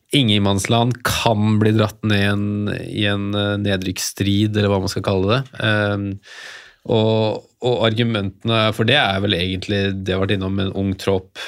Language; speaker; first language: Norwegian; native; Norwegian